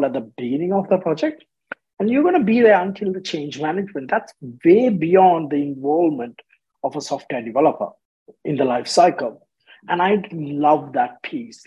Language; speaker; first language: English; non-native, local second language; Sinhala